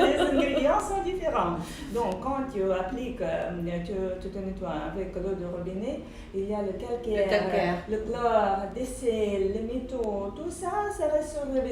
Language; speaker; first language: French; non-native, fluent; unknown